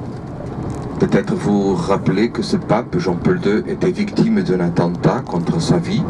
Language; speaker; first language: French; non-native, fluent; Portuguese